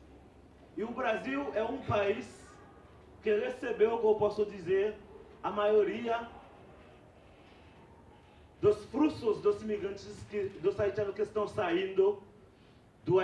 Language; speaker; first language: Portuguese; non-native, fluent; Haitian Creole